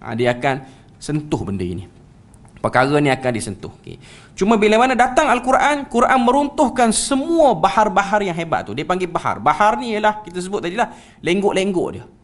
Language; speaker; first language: Malay; native; Malay